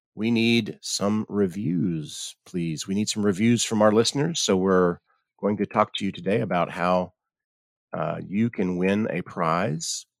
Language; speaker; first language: English; native; English